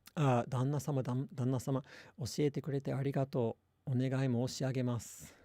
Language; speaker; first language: Japanese; non-native, fluent; English